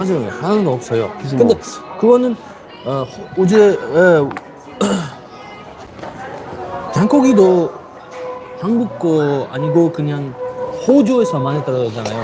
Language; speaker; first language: Korean; non-native, fluent; Uzbek